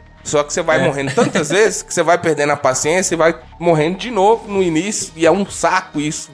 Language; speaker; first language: Portuguese; native; Portuguese